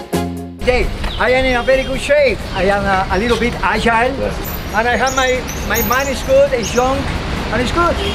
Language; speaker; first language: English; non-native, learner; Spanish